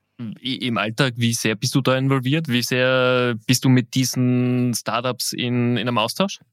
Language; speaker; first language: German; native; German